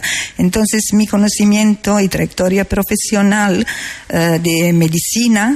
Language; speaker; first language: Spanish; non-native, learner; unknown